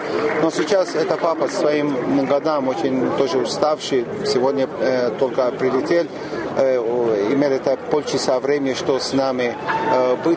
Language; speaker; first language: Russian; non-native, learner; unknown